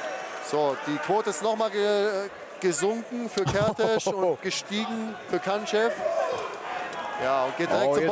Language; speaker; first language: German; native; German